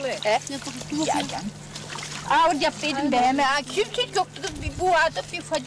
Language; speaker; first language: Turkish; native; Turkish